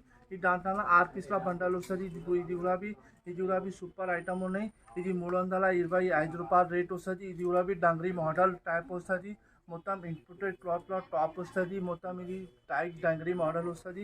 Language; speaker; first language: Telugu; non-native, local second language; Hindi